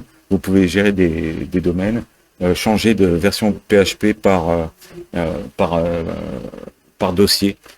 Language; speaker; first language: French; native; French